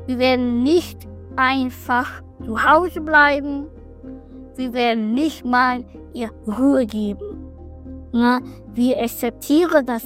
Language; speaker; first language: German; non-native, learner; English